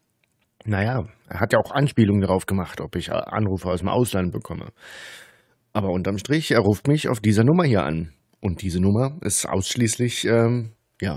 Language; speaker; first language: German; native; German